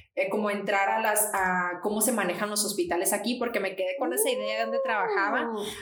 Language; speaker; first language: Spanish; native; Spanish